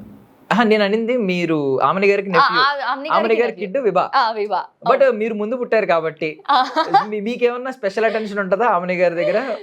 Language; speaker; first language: Telugu; native; Telugu